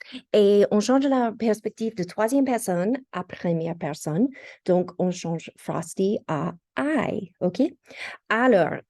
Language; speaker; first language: French; non-native, fluent; English